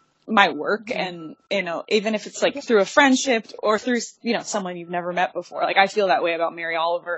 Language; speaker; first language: English; native; English